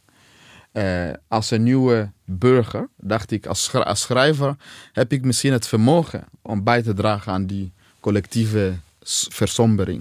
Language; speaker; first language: Dutch; non-native, fluent; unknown